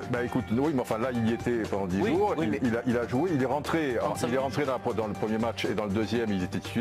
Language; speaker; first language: French; native; French